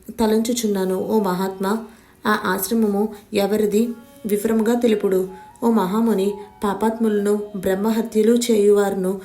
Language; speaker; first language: Telugu; native; Telugu